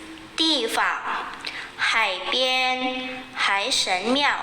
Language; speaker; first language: Chinese; non-native, fluent; Indonesian